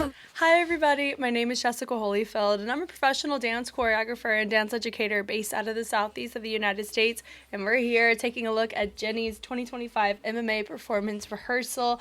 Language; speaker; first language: English; native; English